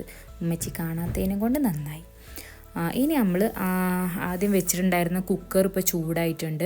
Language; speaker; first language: Malayalam; native; Malayalam